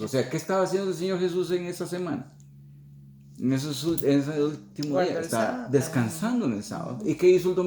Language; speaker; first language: Spanish; native; Spanish